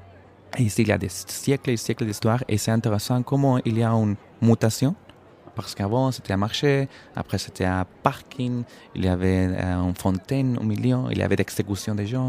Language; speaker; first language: French; non-native, fluent; Spanish